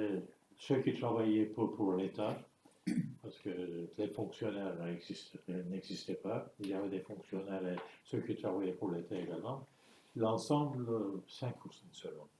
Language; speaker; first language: French; non-native, fluent; Turkish